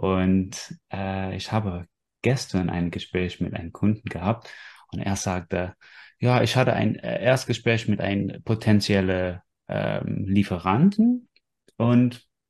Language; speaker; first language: German; non-native, fluent; English